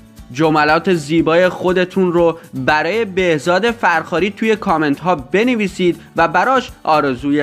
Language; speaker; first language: Persian; native; Persian